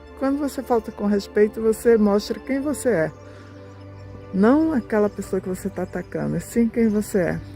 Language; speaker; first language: Portuguese; native; Portuguese